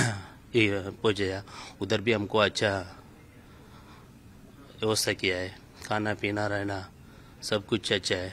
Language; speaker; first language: Hindi; non-native, local second language; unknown